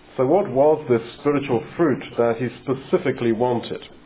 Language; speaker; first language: English; native; English